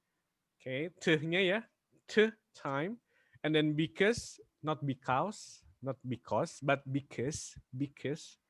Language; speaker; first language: English; non-native, fluent; Indonesian